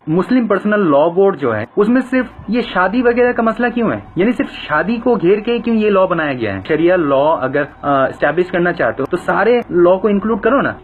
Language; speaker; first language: Hindi; non-native, fluent; Bangla